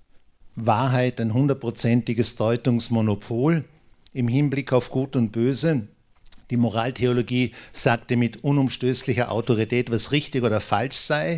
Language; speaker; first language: German; native; German